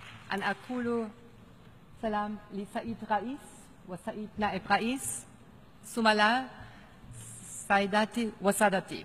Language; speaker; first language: Arabic; non-native, fluent; German